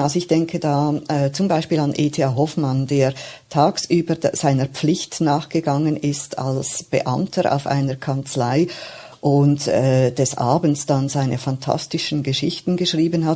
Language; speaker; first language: German; native; German